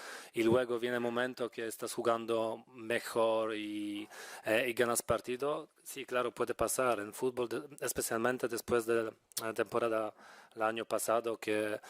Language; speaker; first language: Spanish; non-native, fluent; Polish